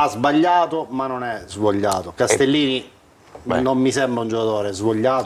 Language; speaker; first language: Italian; native; Italian